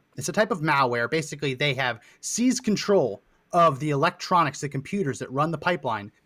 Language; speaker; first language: English; native; English